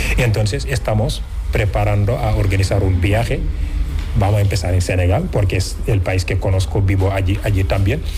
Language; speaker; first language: Spanish; non-native, fluent; Wolof